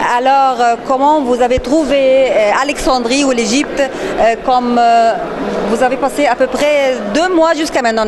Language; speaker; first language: French; non-native, fluent; Arabic